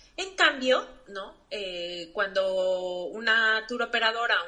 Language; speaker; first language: Spanish; native; Spanish